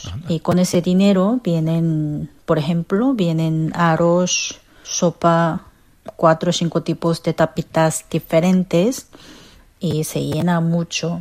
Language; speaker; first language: Spanish; non-native, fluent; Korean